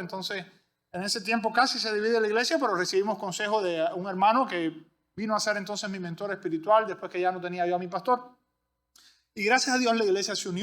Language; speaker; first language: Spanish; native; Spanish